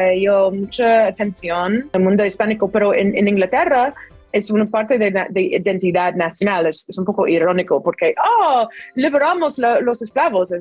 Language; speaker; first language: Spanish; non-native, fluent; English